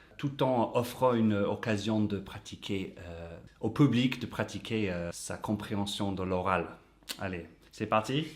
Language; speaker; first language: French; non-native, fluent; English